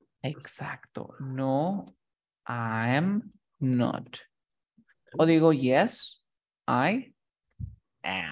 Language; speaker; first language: English; non-native, fluent; Spanish